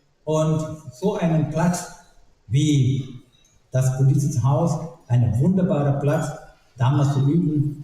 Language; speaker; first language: German; non-native, learner; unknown